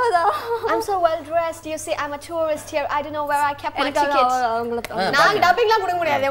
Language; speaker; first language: Tamil; native; Tamil